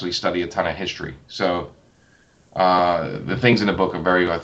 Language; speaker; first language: English; native; English